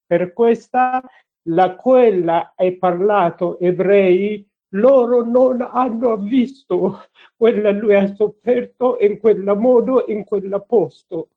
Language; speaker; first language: Italian; non-native, learner; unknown